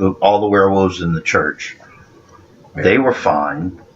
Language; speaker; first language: English; native; English